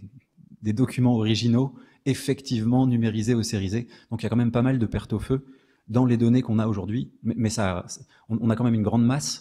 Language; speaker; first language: French; native; French